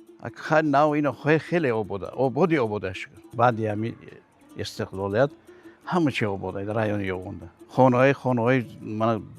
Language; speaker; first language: Tajik; native; Tajik